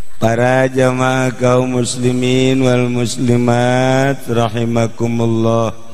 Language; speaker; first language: Indonesian; non-native, local second language; Sundanese